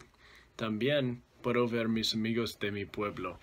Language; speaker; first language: Spanish; non-native, learner; English